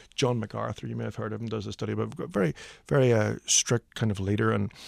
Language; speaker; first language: English; native; English